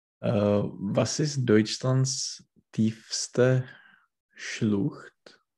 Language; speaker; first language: German; non-native, learner; Czech